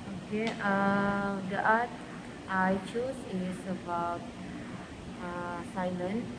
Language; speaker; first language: English; non-native, learner; Malay